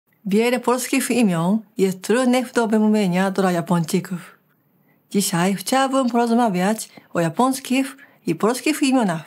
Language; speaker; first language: Polish; non-native, fluent; Japanese